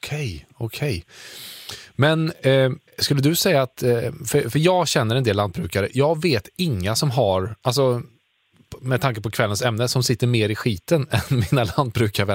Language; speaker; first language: Swedish; native; Swedish